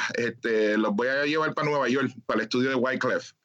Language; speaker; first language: Spanish; early bilingual, heritage; Spanish